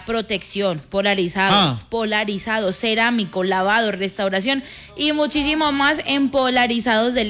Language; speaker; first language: Spanish; native; Spanish